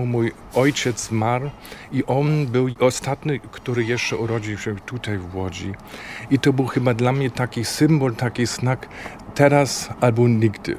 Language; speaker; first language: Polish; non-native, fluent; German